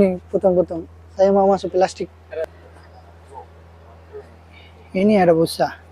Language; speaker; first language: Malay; non-native, learner; Bangla